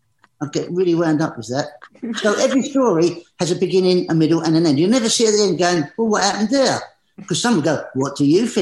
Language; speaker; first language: English; native; English